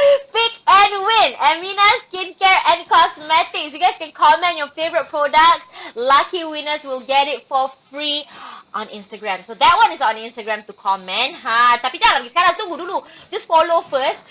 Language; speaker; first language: English; non-native, local second language; Malay